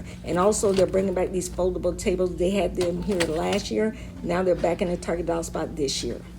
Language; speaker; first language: English; native; English